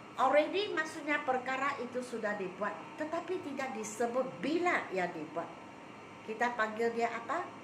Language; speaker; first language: Malay; non-native, local second language; Chinese